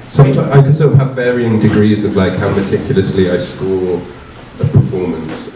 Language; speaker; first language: English; native; English